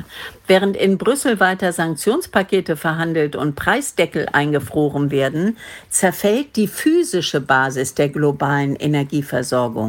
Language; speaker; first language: German; native; German